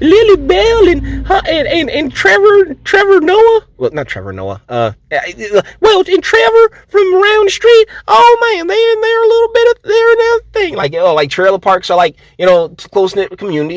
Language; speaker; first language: English; native; English